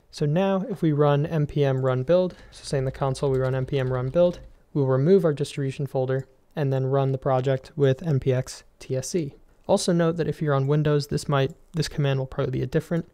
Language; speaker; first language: English; native; English